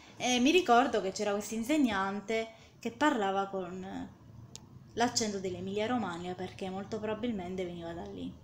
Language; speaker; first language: Italian; native; Italian